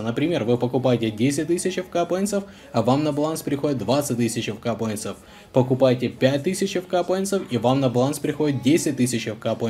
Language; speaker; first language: Russian; native; Russian